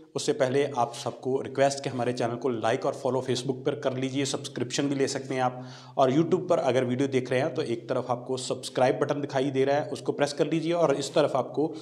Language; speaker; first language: Hindi; non-native, local second language; Punjabi